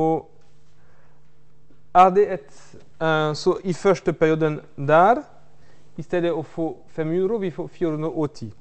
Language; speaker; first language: Norwegian; non-native, fluent; French